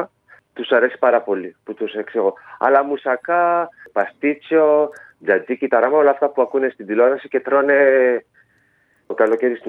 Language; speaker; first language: Greek; early bilingual, heritage; Greek